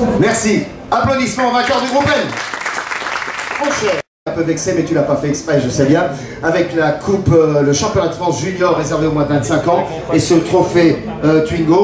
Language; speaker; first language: French; native; French